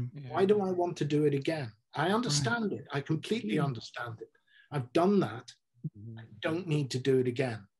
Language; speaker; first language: English; native; English